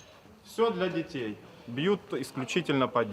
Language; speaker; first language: Russian; native; Russian